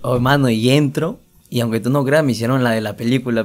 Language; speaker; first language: Spanish; native; Spanish